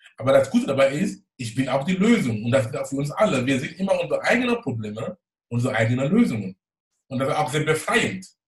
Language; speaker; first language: German; non-native, fluent; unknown